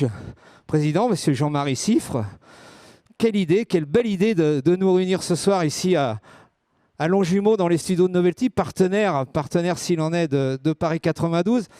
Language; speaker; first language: French; native; French